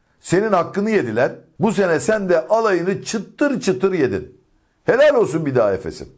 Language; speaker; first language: Turkish; native; Turkish